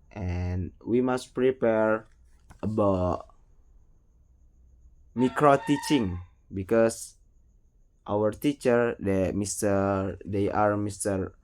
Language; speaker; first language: English; non-native, learner; Indonesian